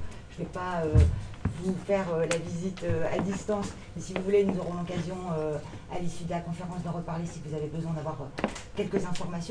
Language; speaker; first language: French; native; French